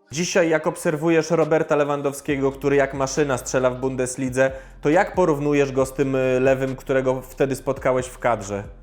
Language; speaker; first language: Polish; native; Polish